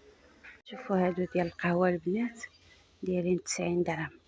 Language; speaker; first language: Arabic; native; Arabic